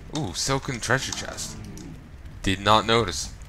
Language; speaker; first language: English; native; English